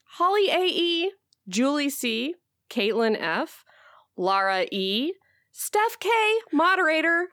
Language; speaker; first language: English; native; English